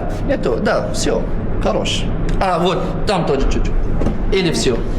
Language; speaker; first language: Russian; non-native, learner; Arabic